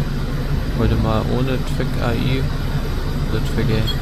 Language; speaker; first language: German; native; German